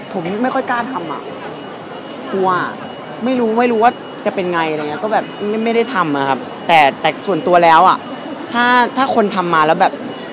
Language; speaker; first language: Thai; native; Thai